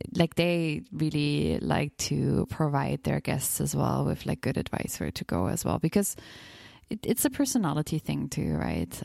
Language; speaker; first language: English; non-native, fluent; German